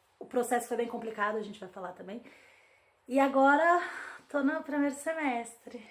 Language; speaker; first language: Portuguese; native; Portuguese